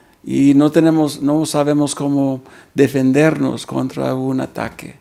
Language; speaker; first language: Spanish; early bilingual, heritage; Spanish